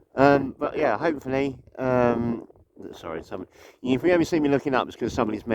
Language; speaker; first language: English; native; English